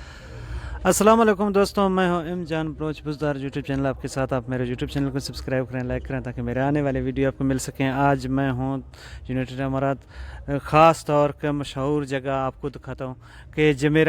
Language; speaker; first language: Hindi; non-native, local second language; Baluchi